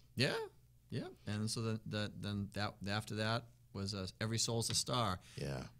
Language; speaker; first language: English; native; English